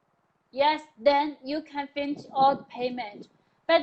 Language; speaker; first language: English; non-native, learner; Chinese